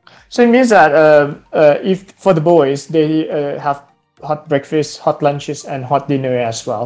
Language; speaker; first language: English; non-native, fluent; Thai